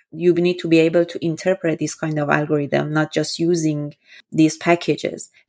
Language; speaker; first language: English; non-native, fluent; Persian